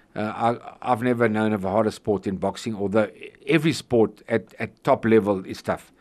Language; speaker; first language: English; native; English